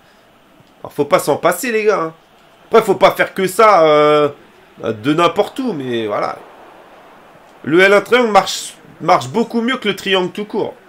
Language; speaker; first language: French; native; French